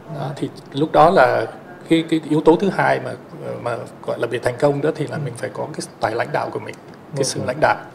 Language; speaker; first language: Vietnamese; native; Vietnamese